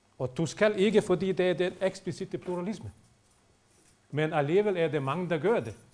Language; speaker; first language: Danish; non-native, fluent; Bosnian